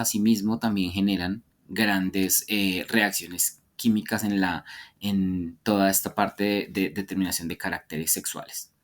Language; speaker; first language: Spanish; native; Spanish